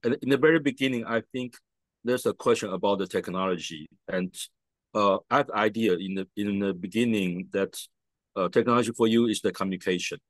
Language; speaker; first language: English; non-native, fluent; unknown